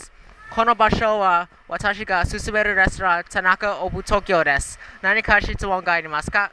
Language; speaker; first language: Japanese; non-native, learner; English